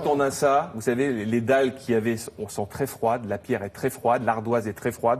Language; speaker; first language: French; native; French